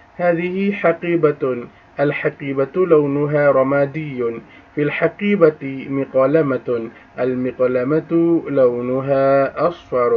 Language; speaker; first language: Arabic; non-native, fluent; Indonesian